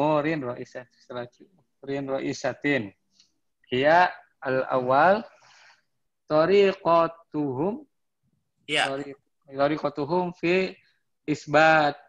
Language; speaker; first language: Arabic; non-native, learner; Indonesian